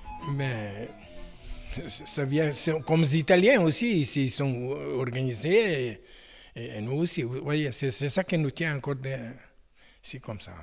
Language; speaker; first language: French; non-native, fluent; Ukrainian